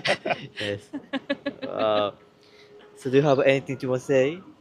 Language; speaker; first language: English; non-native, learner; Japanese